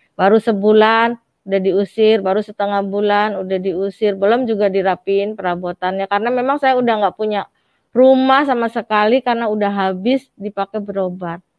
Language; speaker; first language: Indonesian; native; Indonesian